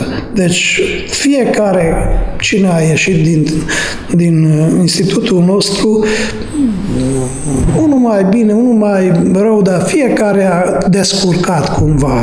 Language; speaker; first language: Romanian; non-native, fluent; Hungarian